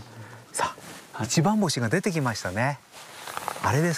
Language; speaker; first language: Japanese; native; Japanese